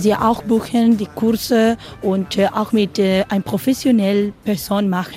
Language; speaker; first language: German; non-native, learner; Spanish